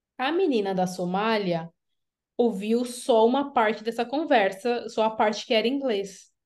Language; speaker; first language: Portuguese; native; Portuguese